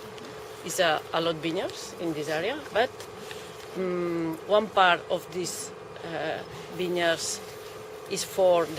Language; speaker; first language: English; non-native, learner; Catalan